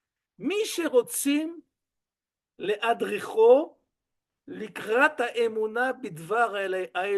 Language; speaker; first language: Hebrew; non-native, fluent; French